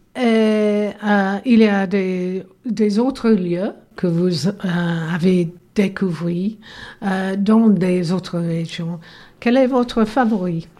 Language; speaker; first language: French; non-native, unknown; English